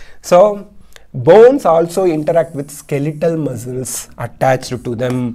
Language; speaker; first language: English; non-native, local second language; Tamil